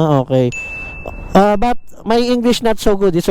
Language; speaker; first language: English; non-native, learner; Filipino